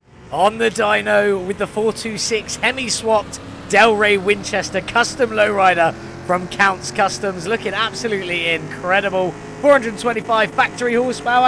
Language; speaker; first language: English; native; English